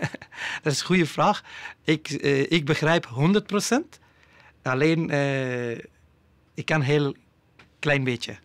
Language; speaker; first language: Dutch; non-native, learner; Persian